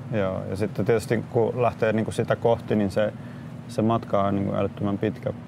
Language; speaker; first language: Finnish; native; Finnish